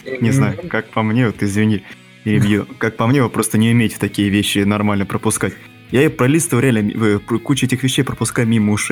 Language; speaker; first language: Russian; native; Russian